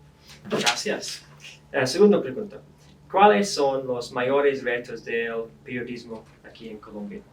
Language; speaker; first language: Spanish; non-native, fluent; English